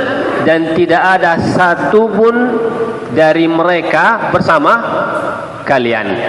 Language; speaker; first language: Indonesian; non-native, fluent; Arabic